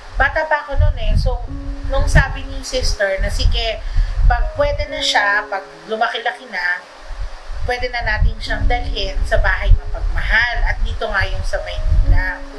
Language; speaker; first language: Filipino; non-native, local second language; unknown